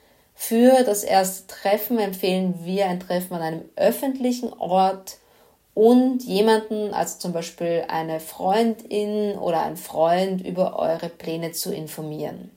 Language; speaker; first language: German; native; German